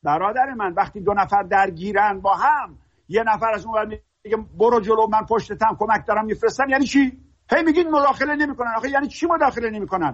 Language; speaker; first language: Persian; native; Persian